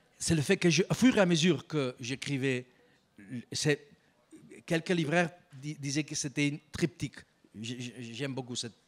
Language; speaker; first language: French; non-native, fluent; Spanish